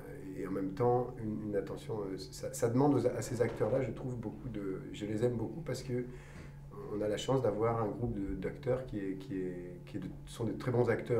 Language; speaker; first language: French; native; French